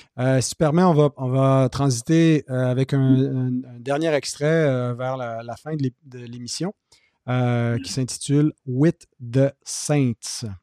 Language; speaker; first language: French; native; French